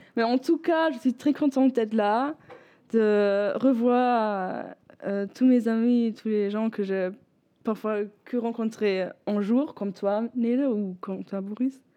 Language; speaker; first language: French; non-native, fluent; German